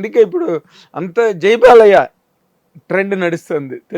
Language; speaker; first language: Telugu; native; Telugu